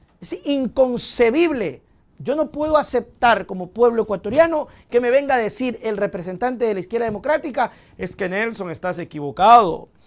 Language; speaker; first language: Spanish; native; Spanish